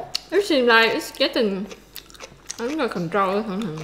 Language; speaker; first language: English; non-native, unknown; Vietnamese